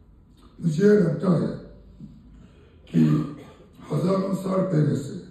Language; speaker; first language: Hindi; non-native, fluent; Japanese